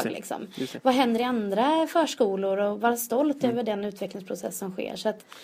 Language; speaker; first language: Swedish; native; Swedish